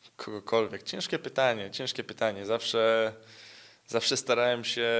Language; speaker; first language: Polish; native; Polish